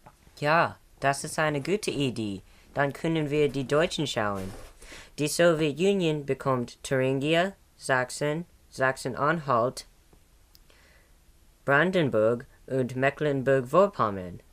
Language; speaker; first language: German; non-native, learner; English